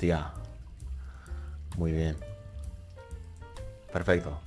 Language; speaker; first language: Spanish; non-native, learner; Indonesian